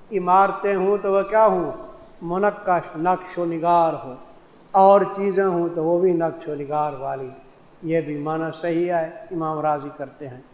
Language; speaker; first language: Urdu; non-native, local second language; Saraiki